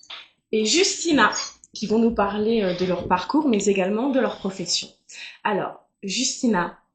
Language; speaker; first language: French; native; French